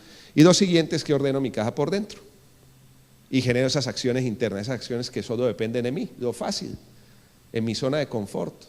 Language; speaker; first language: Spanish; native; Spanish